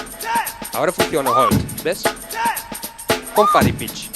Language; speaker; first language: Spanish; non-native, fluent; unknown